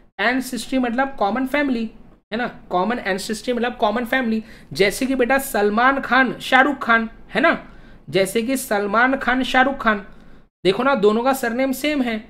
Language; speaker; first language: Hindi; native; Hindi